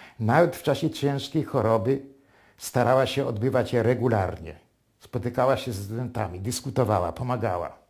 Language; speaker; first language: Polish; native; Polish